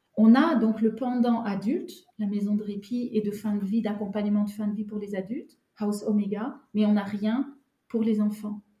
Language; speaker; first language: French; non-native, local second language; Luxembourgish